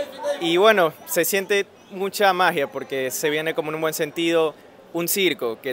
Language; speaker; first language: Spanish; native; Spanish